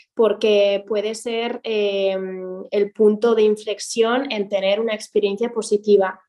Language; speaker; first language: Spanish; native; Spanish